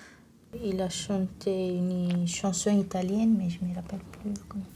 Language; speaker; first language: French; non-native, fluent; Romanian